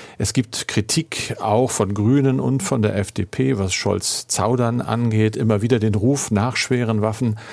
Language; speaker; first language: German; native; German